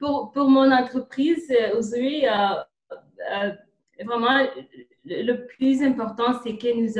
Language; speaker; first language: French; non-native, fluent; Kinyarwanda